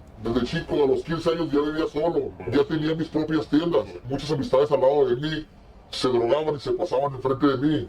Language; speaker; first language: Spanish; native; Spanish